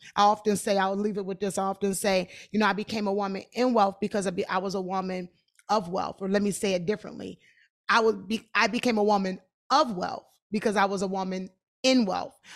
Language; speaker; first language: English; native; English